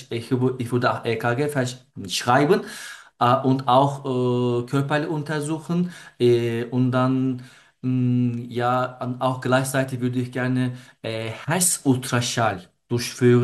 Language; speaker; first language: German; non-native, learner; Turkish